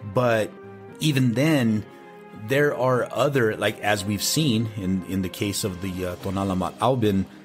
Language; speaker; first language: English; native; English